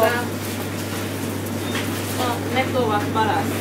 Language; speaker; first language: Finnish; non-native, learner; Swedish